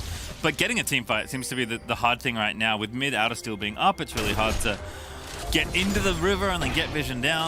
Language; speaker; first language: English; native; English